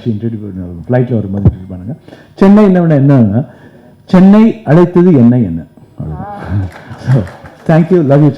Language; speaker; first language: Tamil; non-native, local second language; Kannada